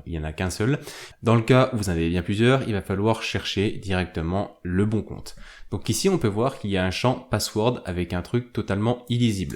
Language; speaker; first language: French; native; French